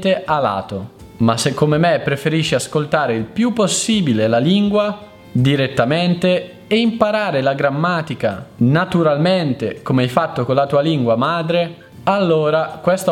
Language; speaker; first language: Italian; native; Italian